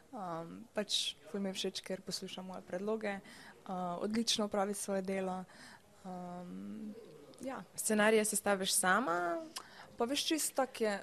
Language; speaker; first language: Slovenian; native; Slovenian